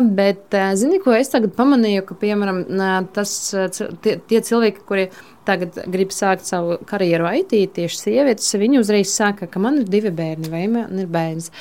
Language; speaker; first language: Latvian; non-native, local second language; Russian